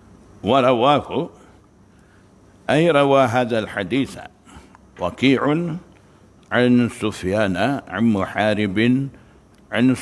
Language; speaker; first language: Arabic; non-native, fluent; Malay